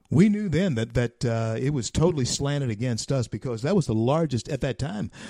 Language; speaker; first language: English; native; English